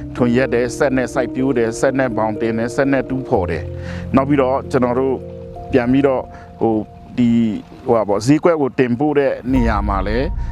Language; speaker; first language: Burmese; non-native, local second language; Pa'o Karen